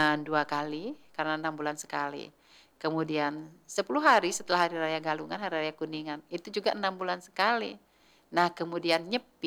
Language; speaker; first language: Indonesian; native; Indonesian